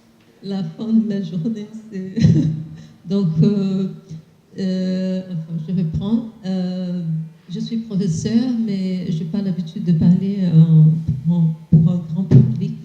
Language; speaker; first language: French; non-native, fluent; Portuguese